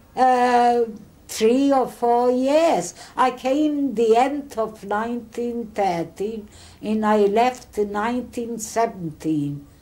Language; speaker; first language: English; early bilingual, other home language; Polish